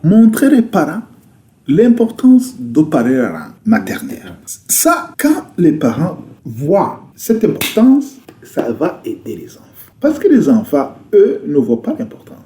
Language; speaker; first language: French; non-native, local second language; Rundi